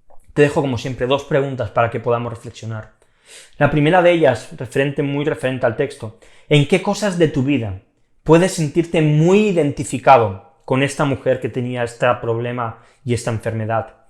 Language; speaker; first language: Spanish; native; Spanish